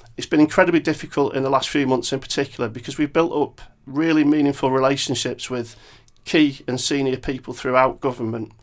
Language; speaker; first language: English; native; English